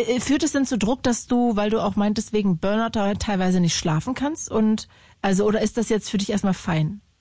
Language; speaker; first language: German; native; German